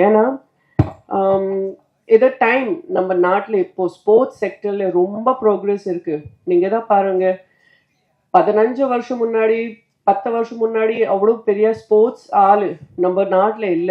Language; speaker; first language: Tamil; non-native, fluent; Hindi